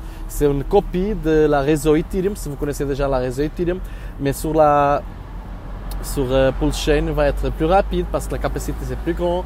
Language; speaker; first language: French; non-native, learner; Portuguese